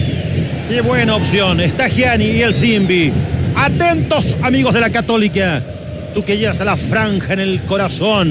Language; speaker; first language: Spanish; native; Spanish